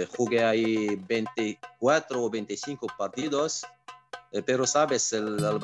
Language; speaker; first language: Spanish; non-native, fluent; Arabic